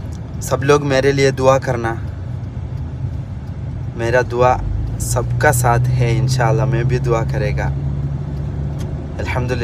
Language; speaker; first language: Hindi; non-native, local second language; Malayalam